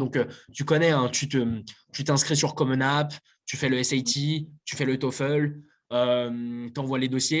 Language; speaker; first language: French; native; French